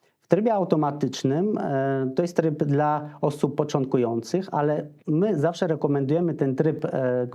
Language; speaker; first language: Polish; non-native, fluent; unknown